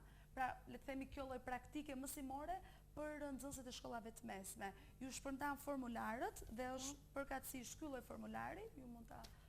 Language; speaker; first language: Albanian; native; Albanian